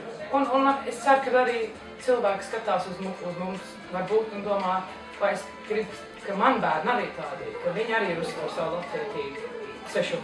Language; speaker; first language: Latvian; early bilingual, heritage; Latvian